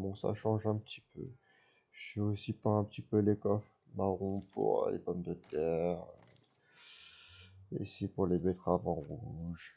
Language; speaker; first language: French; native; French